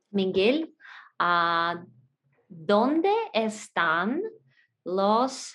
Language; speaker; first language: Spanish; non-native, learner; Russian